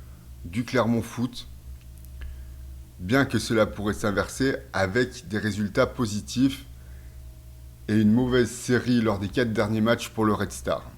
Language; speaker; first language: French; native; French